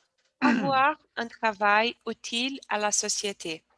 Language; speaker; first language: French; non-native, learner; Portuguese